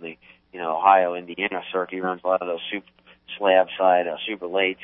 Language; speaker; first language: English; native; English